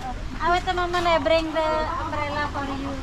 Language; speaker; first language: English; non-native, learner; Indonesian